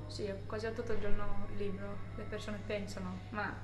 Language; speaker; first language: Italian; non-native, fluent; English